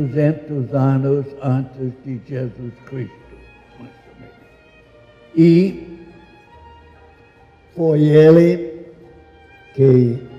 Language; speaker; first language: Portuguese; non-native, learner; English